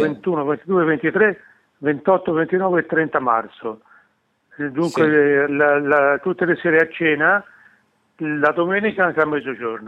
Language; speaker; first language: Italian; native; Italian